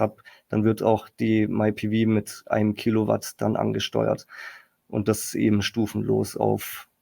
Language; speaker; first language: German; native; German